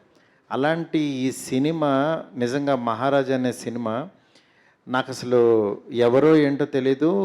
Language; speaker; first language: Telugu; native; Telugu